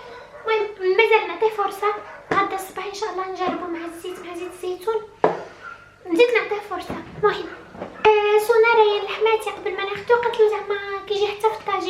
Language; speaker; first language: Arabic; native; Arabic